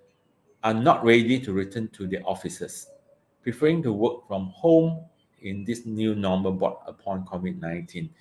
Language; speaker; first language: English; non-native, local second language; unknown